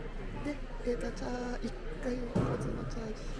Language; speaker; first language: Japanese; native; Japanese